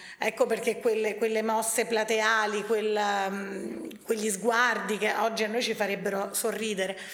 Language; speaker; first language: Italian; native; Italian